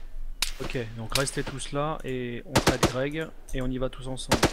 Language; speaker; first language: French; native; French